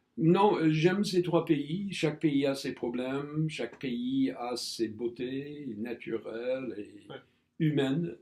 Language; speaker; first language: French; non-native, fluent; English